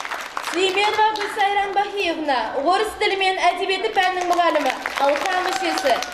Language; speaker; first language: Kazakh; native; Kazakh